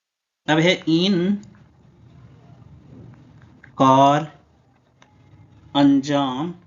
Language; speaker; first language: Persian; non-native, fluent; Urdu